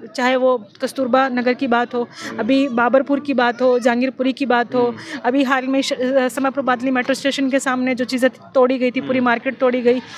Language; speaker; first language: Hindi; native; Hindi